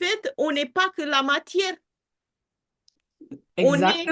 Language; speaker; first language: French; non-native, fluent; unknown